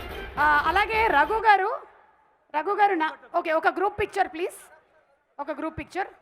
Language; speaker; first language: Telugu; native; Telugu